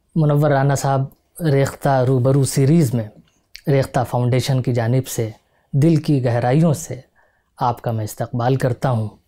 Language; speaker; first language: Hindi; native; Hindi